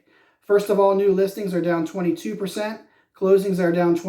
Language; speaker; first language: English; native; English